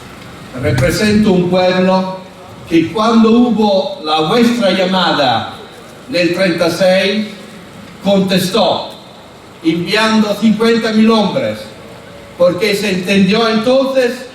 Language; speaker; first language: Spanish; non-native, fluent; Italian